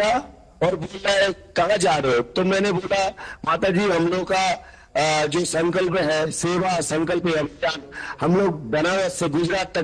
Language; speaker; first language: Hindi; non-native, local second language; Bangla